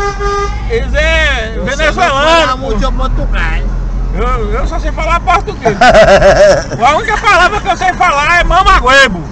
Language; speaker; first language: Portuguese; native; Portuguese